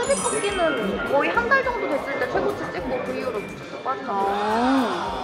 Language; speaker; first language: Korean; native; Korean